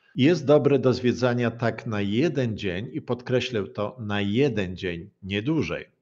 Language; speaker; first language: Polish; native; Polish